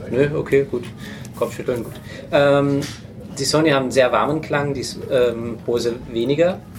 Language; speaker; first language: German; non-native, fluent; English